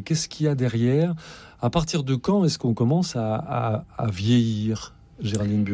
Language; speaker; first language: French; native; French